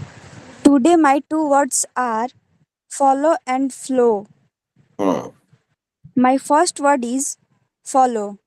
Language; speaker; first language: English; non-native, learner; Hindi